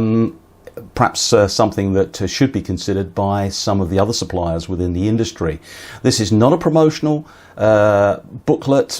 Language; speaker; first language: English; native; English